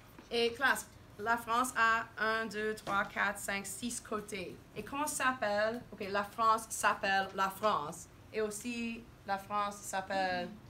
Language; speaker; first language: French; non-native, fluent; English